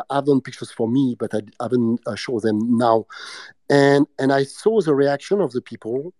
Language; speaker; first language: English; non-native, fluent; French